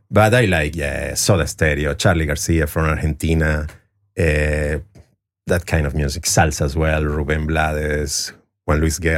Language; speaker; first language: English; non-native, fluent; Spanish